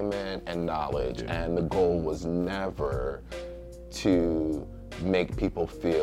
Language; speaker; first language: English; native; English